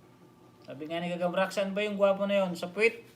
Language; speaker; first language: Filipino; non-native, local second language; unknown